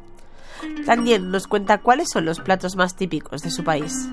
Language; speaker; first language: Spanish; native; Spanish